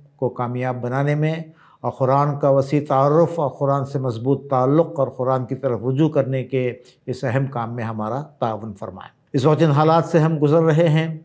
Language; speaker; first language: Hindi; non-native, local second language; Urdu